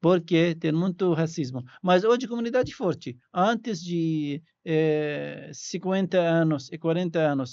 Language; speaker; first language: Portuguese; non-native, learner; Arabic